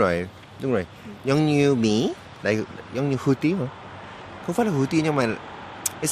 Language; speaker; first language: Vietnamese; non-native, learner; Korean